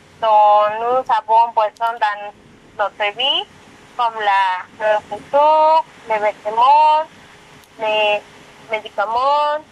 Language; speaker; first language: French; non-native, learner; Spanish